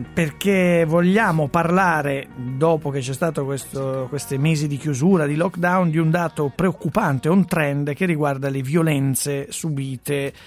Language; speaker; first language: Italian; native; Italian